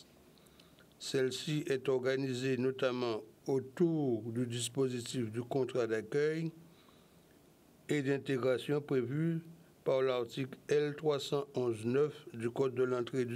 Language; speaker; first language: French; native; French